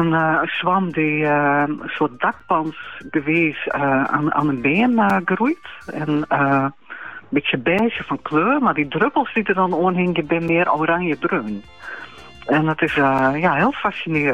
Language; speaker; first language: Dutch; native; Dutch